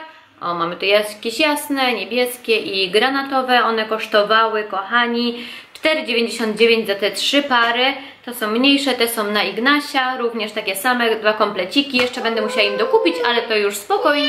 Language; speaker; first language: Polish; native; Polish